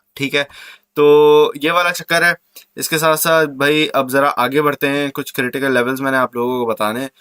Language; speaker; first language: Urdu; native; Urdu